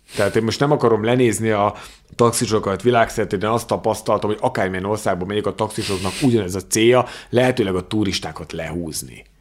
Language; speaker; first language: Hungarian; native; Hungarian